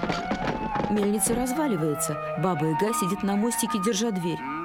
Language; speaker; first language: Russian; native; Russian